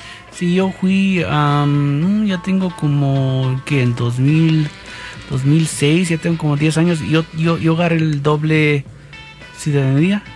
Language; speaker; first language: Spanish; early bilingual, heritage; Spanish